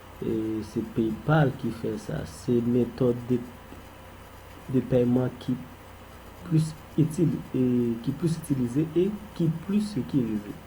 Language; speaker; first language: French; non-native, local second language; Haitian Creole